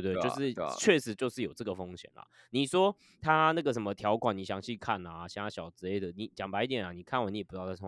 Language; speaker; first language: Chinese; native; Chinese